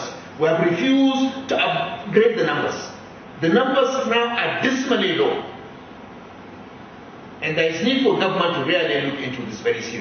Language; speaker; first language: English; non-native, local second language; Hausa